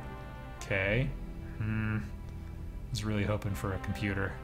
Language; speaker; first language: English; native; English